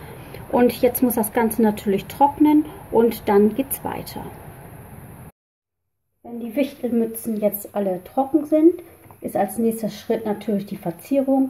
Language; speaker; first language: German; native; German